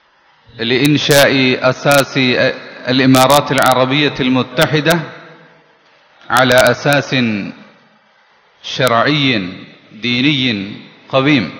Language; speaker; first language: Arabic; non-native, fluent; Malayalam